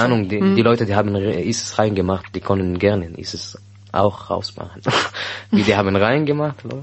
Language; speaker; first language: German; non-native, learner; Arabic